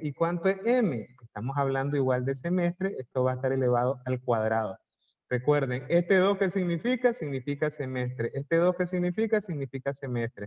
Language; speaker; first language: Spanish; native; Spanish